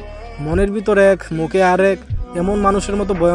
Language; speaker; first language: Bangla; native; Bangla